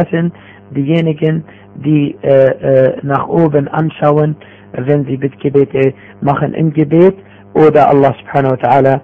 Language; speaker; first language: German; non-native, fluent; Arabic